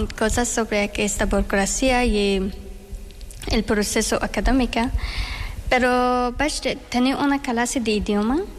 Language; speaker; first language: Catalan; non-native, learner; Persian